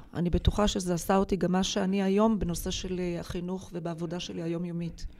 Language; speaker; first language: Hebrew; native; Hebrew